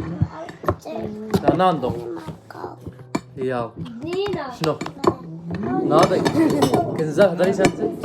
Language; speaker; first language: Arabic; native; Arabic